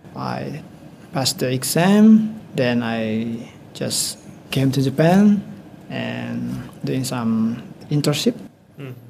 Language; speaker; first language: English; non-native, learner; Indonesian